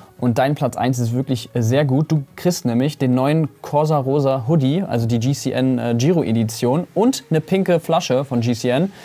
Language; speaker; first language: German; native; German